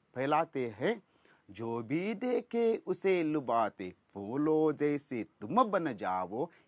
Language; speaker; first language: Hindi; non-native, local second language; Kannada